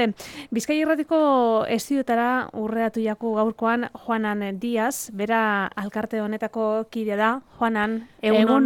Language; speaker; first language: Basque; native; Basque